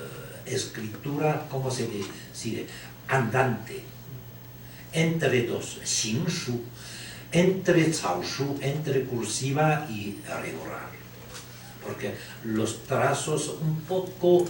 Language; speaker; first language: Spanish; non-native, learner; Chinese